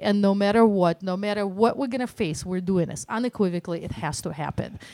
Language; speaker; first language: English; non-native, fluent; Russian